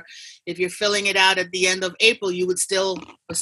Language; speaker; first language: English; native; English